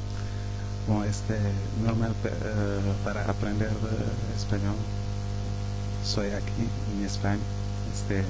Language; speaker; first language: Spanish; non-native, learner; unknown